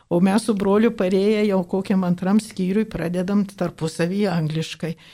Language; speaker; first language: Lithuanian; early bilingual, heritage; Lithuanian